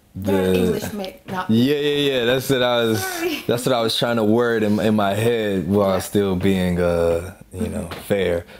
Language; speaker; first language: English; native; English